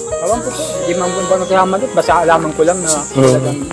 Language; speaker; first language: Filipino; native; Filipino